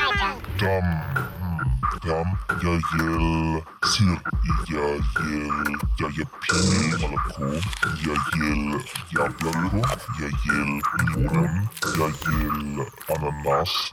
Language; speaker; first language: Russian; non-native, learner; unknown